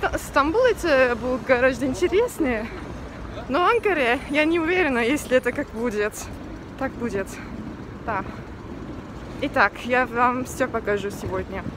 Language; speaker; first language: Russian; non-native, learner; Turkish